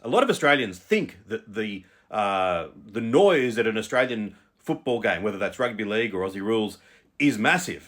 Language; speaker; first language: English; native; English